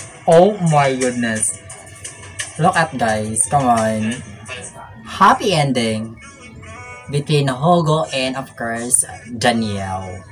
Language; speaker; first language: English; non-native, local second language; Filipino